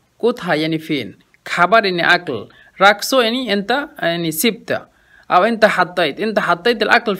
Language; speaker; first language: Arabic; non-native, fluent; Bangla